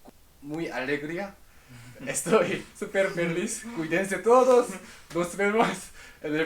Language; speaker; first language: Spanish; non-native, fluent; Korean